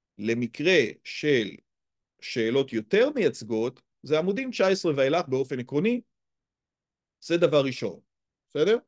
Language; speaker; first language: Hebrew; native; Hebrew